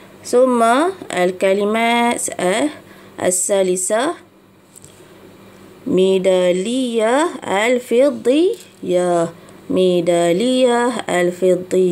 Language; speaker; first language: Arabic; non-native, fluent; Malay